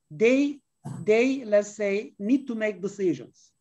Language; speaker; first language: English; non-native, fluent; Turkish